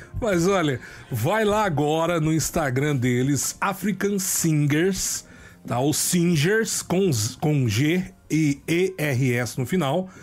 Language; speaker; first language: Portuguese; native; Portuguese